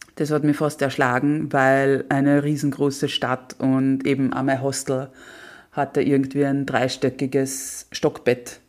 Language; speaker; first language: German; native; German